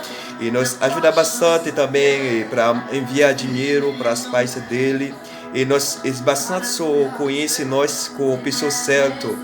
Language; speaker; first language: Portuguese; non-native, learner; Haitian Creole